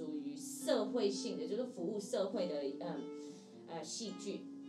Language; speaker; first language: Chinese; non-native, fluent; English